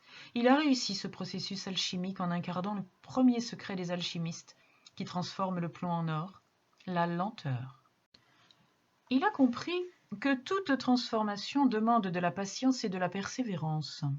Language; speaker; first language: French; native; French